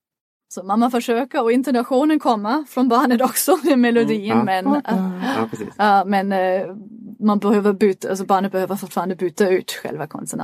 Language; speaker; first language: Swedish; non-native, fluent; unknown